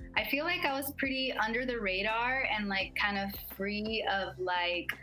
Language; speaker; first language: English; native; English